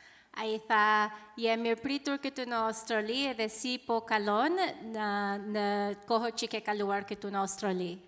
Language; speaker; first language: Albanian; early bilingual, heritage; Albanian